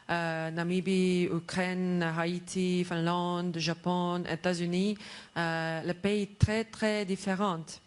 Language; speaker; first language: French; non-native, learner; Estonian